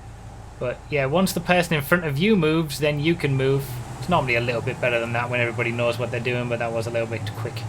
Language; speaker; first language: English; native; English